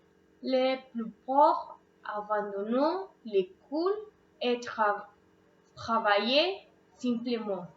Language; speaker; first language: French; non-native, learner; Spanish